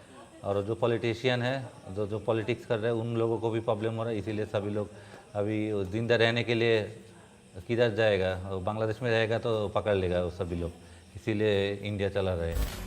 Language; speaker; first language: Hindi; non-native, learner; Bangla